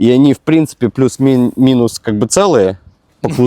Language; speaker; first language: Russian; native; Russian